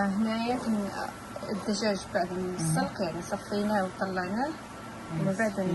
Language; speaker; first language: Arabic; native; Arabic